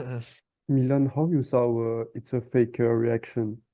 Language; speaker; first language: English; non-native, learner; French